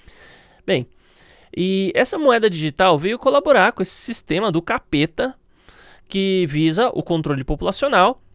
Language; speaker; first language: Portuguese; native; Portuguese